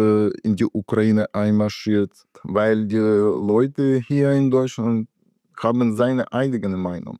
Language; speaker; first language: German; non-native, learner; Russian